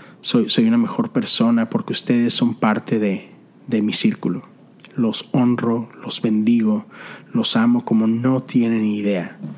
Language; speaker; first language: Spanish; native; Spanish